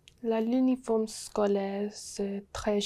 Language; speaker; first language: French; non-native, learner; English